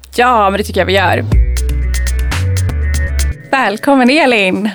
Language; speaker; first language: Swedish; native; Swedish